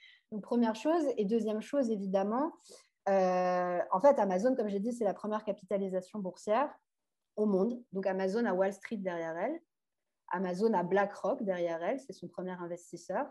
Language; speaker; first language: French; native; French